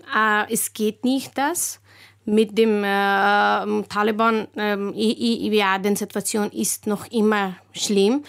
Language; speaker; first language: German; non-native, learner; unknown